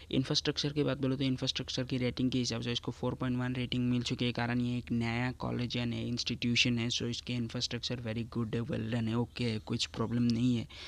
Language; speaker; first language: Hindi; non-native, local second language; Assamese